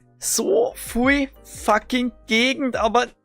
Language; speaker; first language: German; native; German